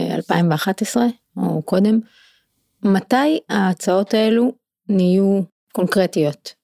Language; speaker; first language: Hebrew; native; Hebrew